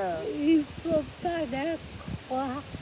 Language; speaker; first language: French; non-native, learner; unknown